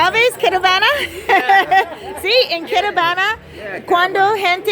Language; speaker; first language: Spanish; non-native, learner; English